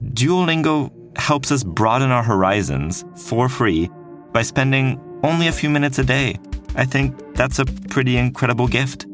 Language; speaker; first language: English; non-native, fluent; French